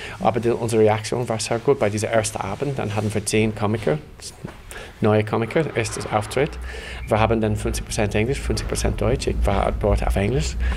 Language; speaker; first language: German; non-native, fluent; English